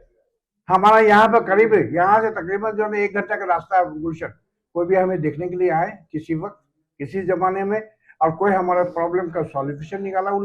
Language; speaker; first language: Hindi; early bilingual, heritage; Urdu